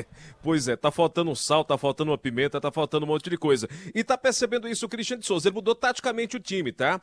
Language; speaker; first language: Portuguese; native; Portuguese